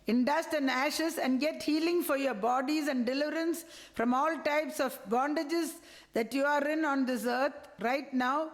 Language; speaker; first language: English; non-native, local second language; Tamil